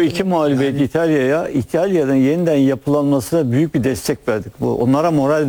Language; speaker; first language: Turkish; native; Turkish